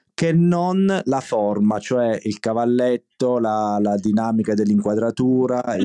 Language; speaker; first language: Italian; native; Italian